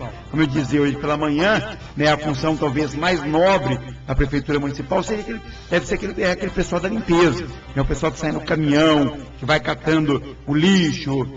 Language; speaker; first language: Portuguese; native; Portuguese